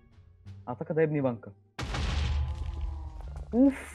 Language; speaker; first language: Arabic; native; Arabic